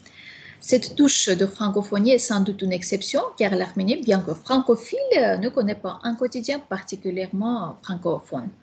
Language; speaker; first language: French; non-native, fluent; Armenian